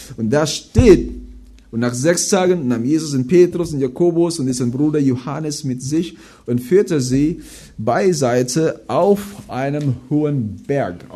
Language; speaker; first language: German; non-native, fluent; Filipino